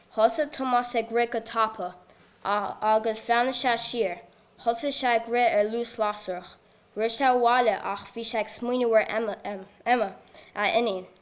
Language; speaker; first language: Irish; native; Irish